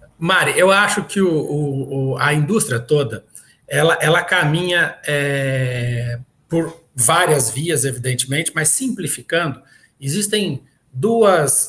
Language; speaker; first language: Portuguese; native; Portuguese